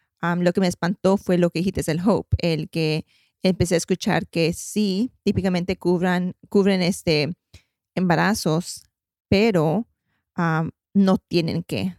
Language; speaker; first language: Spanish; early bilingual, heritage; Spanish